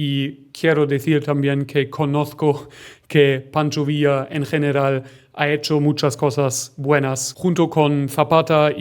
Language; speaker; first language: Spanish; non-native, fluent; German